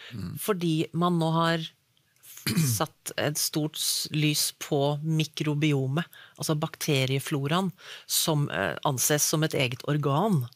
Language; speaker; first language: Norwegian; native; Norwegian